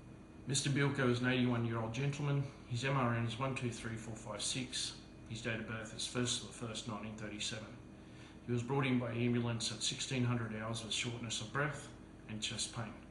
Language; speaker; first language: English; native; English